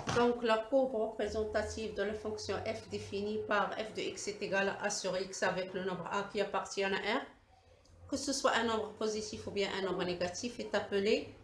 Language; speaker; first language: French; non-native, local second language; Arabic